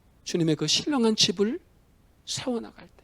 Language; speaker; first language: Korean; native; Korean